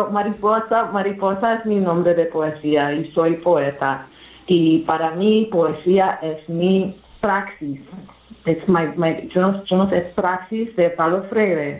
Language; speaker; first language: Spanish; early bilingual, heritage; English